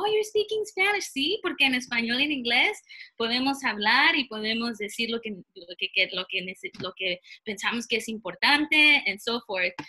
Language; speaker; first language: Spanish; early bilingual, heritage; Spanish